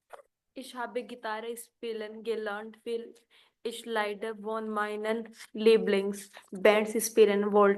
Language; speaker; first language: German; non-native, learner; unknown